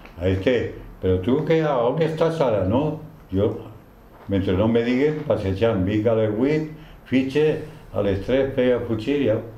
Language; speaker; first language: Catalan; non-native, local second language; Spanish